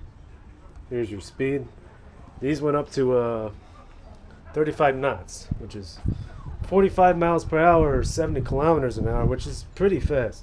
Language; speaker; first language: English; native; English